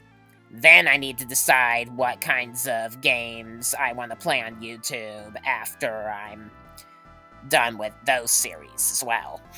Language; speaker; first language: English; native; English